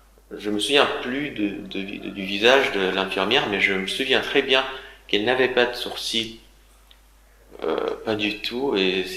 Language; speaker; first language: French; non-native, fluent; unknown